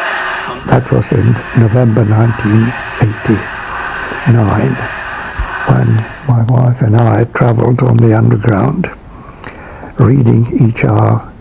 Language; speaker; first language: English; non-native, fluent; Czech